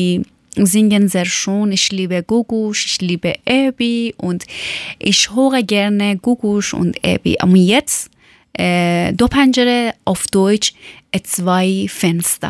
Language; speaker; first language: German; non-native, learner; Persian